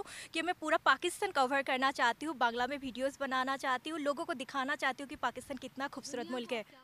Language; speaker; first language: Hindi; non-native, fluent; Bangla